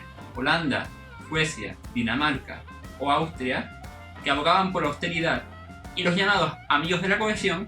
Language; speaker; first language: Spanish; native; Spanish